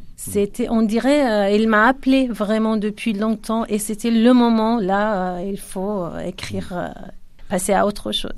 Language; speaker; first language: French; non-native, fluent; Kurdish